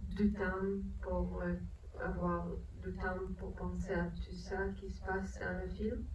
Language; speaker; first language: French; non-native, fluent; Hebrew